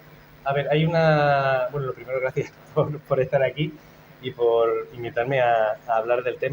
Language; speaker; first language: Spanish; native; Spanish